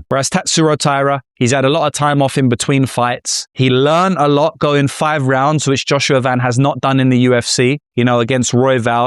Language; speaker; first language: English; native; English